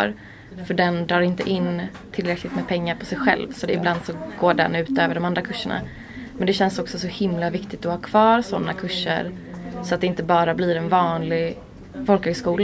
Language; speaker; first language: Swedish; native; Swedish